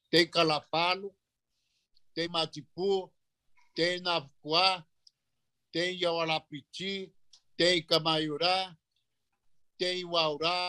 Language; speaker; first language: Portuguese; non-native, local second language; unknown